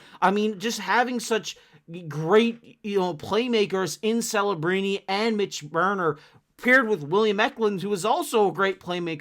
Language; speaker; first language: English; native; English